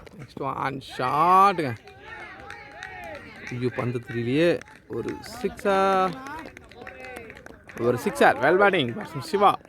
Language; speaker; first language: Tamil; native; Tamil